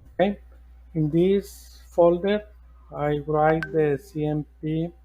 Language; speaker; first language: English; non-native, learner; Spanish